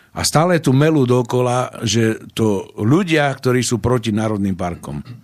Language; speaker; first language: Slovak; native; Slovak